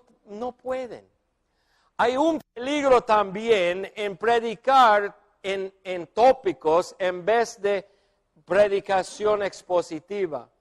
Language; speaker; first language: Spanish; non-native, fluent; English